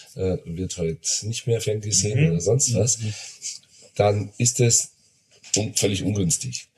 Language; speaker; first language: German; non-native, fluent; Spanish